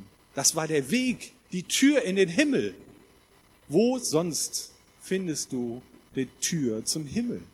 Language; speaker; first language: German; native; German